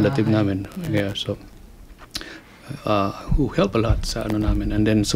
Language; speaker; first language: English; non-native, local second language; Cebuano